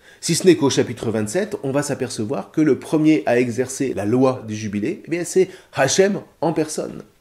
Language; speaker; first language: French; native; French